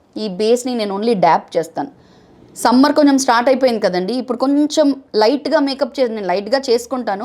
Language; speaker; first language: Telugu; non-native, fluent; Bangla